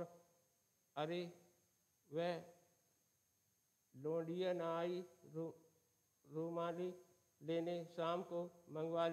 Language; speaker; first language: Hindi; native; Hindi